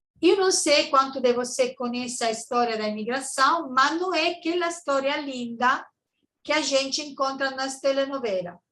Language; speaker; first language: Portuguese; non-native, learner; Italian